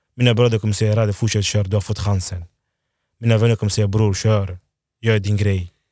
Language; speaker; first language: Swedish; early bilingual, other home language; Lingala